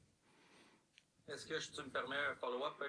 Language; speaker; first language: French; native; French